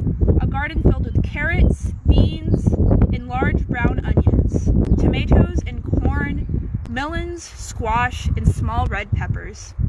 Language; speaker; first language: English; native; English